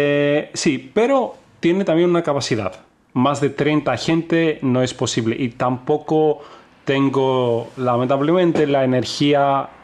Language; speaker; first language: Spanish; non-native, fluent; Greek